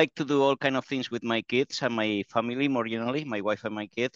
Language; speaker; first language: English; non-native, fluent; Spanish